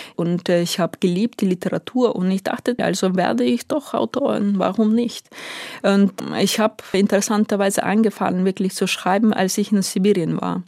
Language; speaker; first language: German; non-native, fluent; Ukrainian